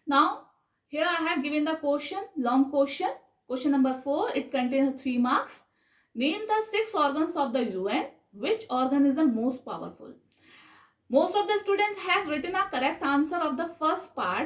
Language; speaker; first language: English; non-native, local second language; Hindi